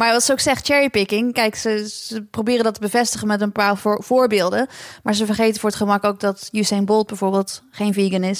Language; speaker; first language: Dutch; native; Dutch